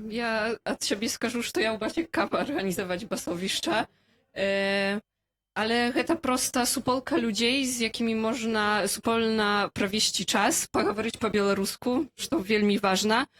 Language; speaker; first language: Polish; non-native, learner; Belarusian